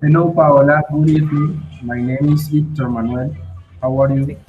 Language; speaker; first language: English; non-native, learner; Spanish